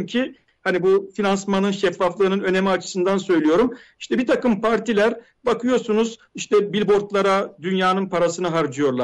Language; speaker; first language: Turkish; native; Turkish